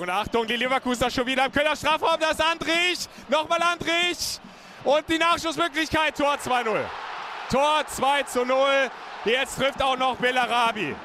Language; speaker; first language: German; native; German